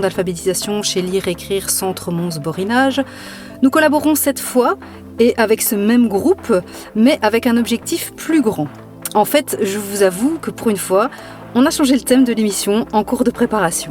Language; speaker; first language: French; native; French